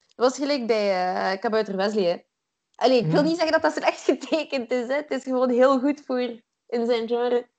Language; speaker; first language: Dutch; native; Dutch